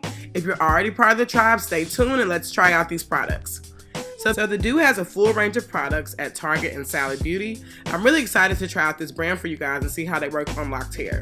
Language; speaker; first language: English; native; English